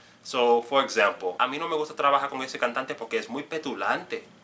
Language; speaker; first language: Spanish; non-native, fluent; English